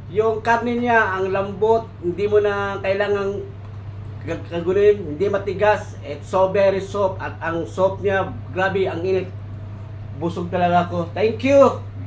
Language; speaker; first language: Filipino; native; Filipino